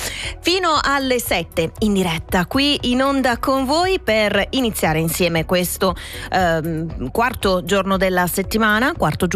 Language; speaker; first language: Italian; native; Italian